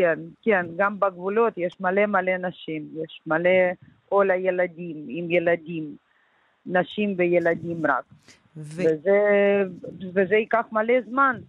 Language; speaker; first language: Hebrew; non-native, learner; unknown